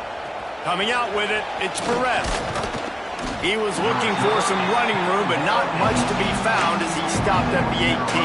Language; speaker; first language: English; native; English